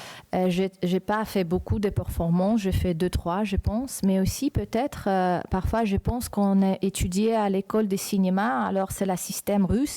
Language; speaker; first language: French; non-native, fluent; Uzbek